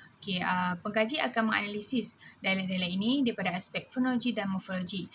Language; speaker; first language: Malay; native; Malay